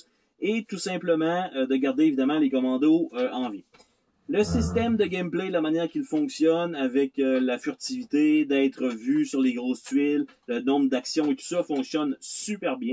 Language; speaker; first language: French; native; French